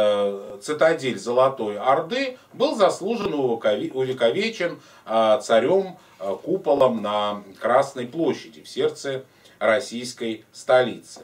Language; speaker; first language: Russian; native; Russian